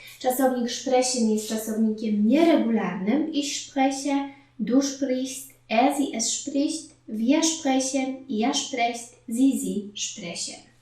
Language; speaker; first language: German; non-native, fluent; Polish